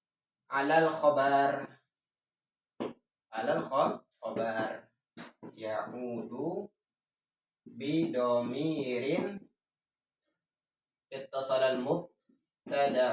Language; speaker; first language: Arabic; non-native, fluent; Indonesian